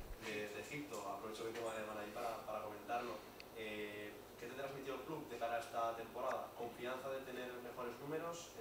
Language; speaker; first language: Spanish; native; Spanish